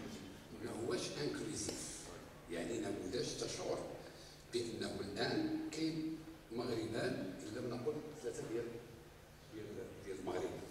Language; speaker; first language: Arabic; native; Arabic